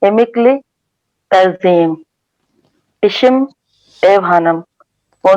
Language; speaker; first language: Turkish; non-native, learner; Urdu